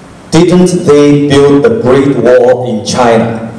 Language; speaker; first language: English; non-native, fluent; Chinese